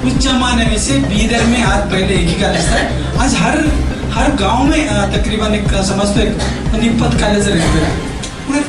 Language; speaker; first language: Hindi; non-native, local second language; Kannada